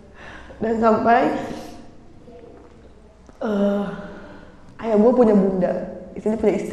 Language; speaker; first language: Indonesian; native; Indonesian